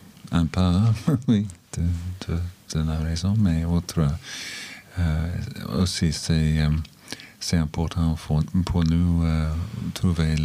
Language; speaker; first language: French; non-native, learner; English